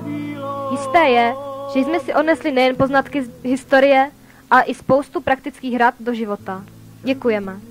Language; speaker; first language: Czech; native; Czech